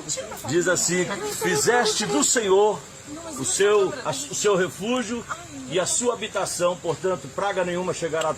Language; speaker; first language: Portuguese; native; Portuguese